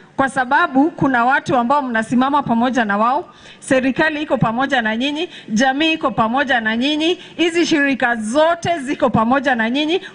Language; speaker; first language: Swahili; non-native, local second language; Masai